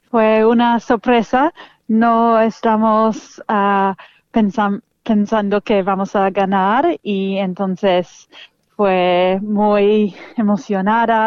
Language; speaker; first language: Spanish; non-native, fluent; English